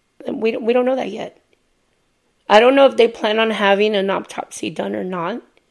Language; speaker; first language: English; early bilingual, other home language; Spanish